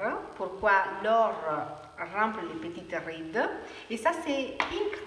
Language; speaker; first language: French; non-native, fluent; Spanish